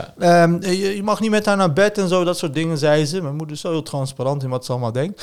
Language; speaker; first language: Dutch; early bilingual, other home language; Turkish